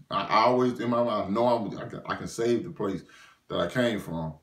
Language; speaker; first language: English; native; English